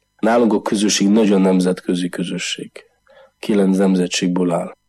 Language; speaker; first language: Hungarian; non-native, learner; Polish